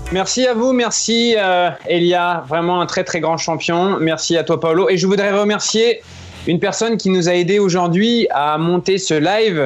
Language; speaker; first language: French; native; French